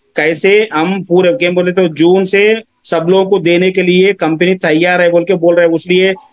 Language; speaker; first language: Hindi; non-native, local second language; Telugu